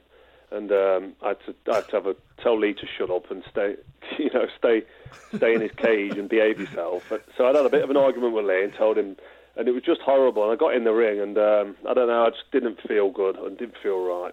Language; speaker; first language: English; native; English